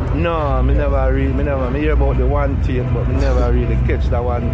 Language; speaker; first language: English; non-native, local second language; Jamaican Creole English